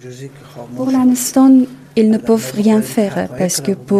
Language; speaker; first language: French; non-native, fluent; Persian